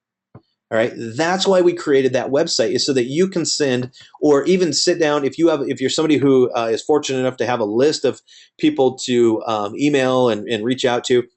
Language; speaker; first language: English; native; English